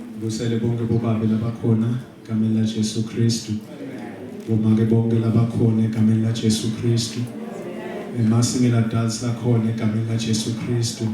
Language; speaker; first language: Zulu; non-native, local second language; Swati